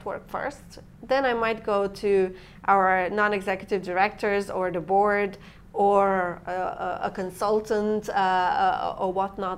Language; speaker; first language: English; non-native, fluent; Romanian